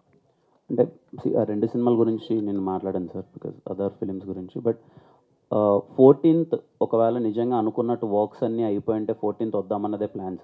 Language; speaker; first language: Telugu; native; Telugu